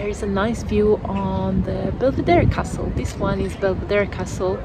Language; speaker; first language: English; non-native, fluent; Italian